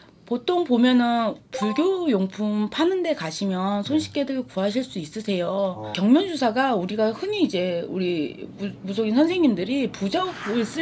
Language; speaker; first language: Korean; native; Korean